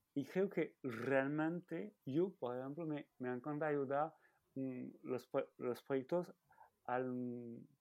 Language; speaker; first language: Spanish; non-native, fluent; French